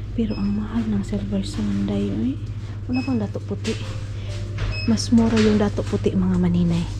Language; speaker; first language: Filipino; non-native, local second language; Cebuano